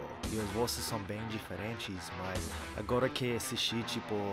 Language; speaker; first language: Portuguese; non-native, fluent; English